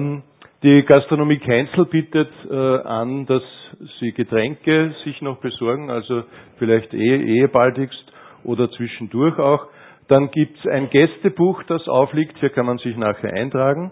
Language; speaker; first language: German; native; German